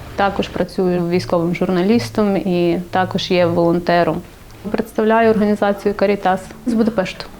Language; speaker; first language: Ukrainian; native; Ukrainian